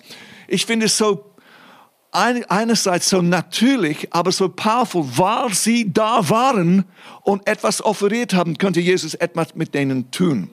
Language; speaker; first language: German; non-native, fluent; English